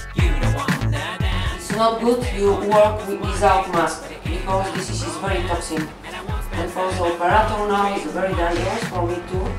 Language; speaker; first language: English; non-native, learner; Bulgarian